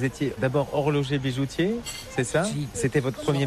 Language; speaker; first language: French; native; French